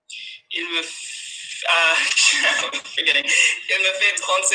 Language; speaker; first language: French; non-native, learner; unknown